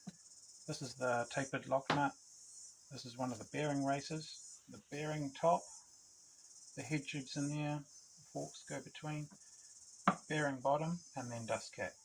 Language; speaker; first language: English; native; English